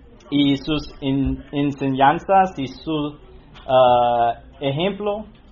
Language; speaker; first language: Spanish; non-native, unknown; English